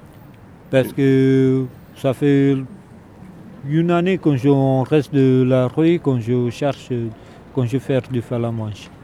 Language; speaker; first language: French; non-native, learner; Romanian